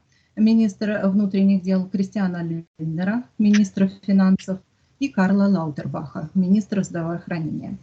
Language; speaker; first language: Russian; native; Russian